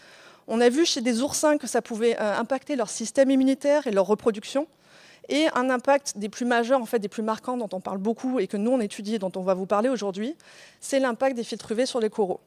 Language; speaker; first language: French; native; French